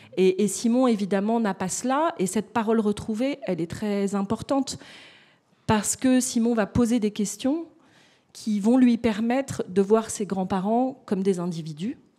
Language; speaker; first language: French; native; French